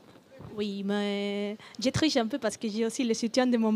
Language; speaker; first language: French; non-native, learner; Spanish